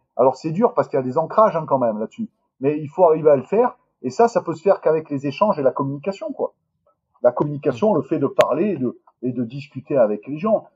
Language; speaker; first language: French; native; French